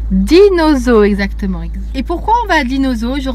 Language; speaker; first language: French; native; French